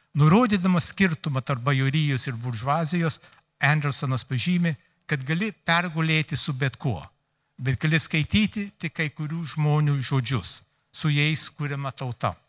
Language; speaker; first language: Lithuanian; early bilingual, heritage; Lithuanian